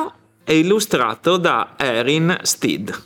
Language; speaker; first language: Italian; native; Italian